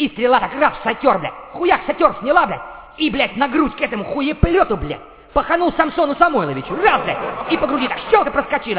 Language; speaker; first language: Russian; native; Russian